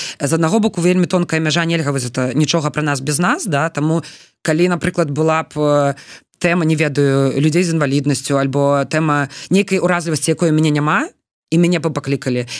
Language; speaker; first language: Belarusian; non-native, local second language; Russian